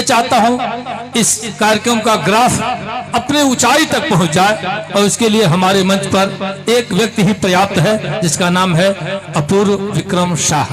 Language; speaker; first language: Hindi; native; Hindi